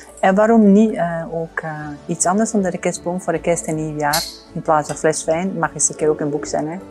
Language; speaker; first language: Dutch; non-native, fluent; Bosnian